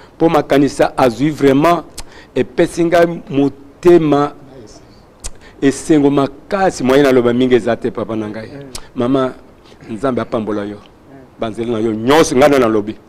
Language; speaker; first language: Lingala; non-native, local second language; Luba-Lulua